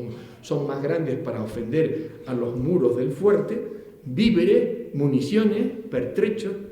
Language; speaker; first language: Spanish; native; Spanish